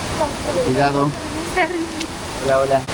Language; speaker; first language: Spanish; native; Spanish